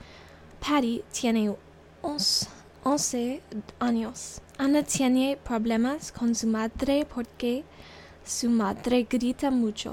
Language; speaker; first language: Spanish; non-native, learner; English